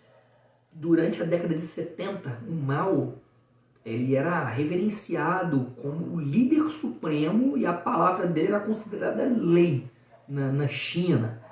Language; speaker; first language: Portuguese; native; Portuguese